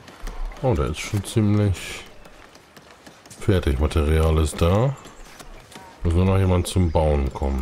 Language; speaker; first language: German; native; German